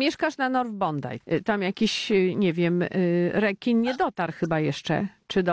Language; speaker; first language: Polish; native; Polish